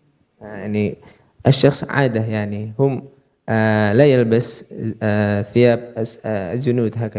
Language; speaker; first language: Arabic; non-native, learner; Indonesian